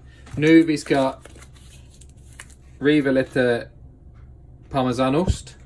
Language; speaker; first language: Swedish; non-native, fluent; English